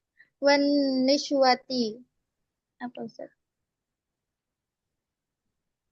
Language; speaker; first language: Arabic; non-native, learner; Indonesian